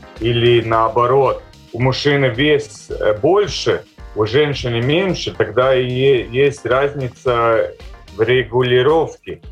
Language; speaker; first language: Russian; non-native, local second language; Latvian